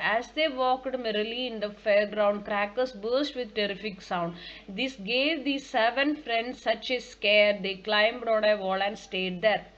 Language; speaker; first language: English; non-native, local second language; Malayalam